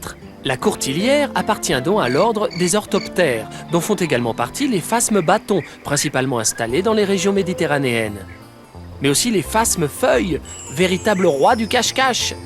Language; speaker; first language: French; native; French